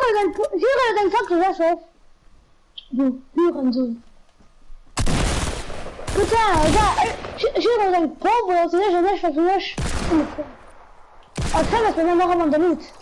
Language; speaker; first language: German; non-native, local second language; Luxembourgish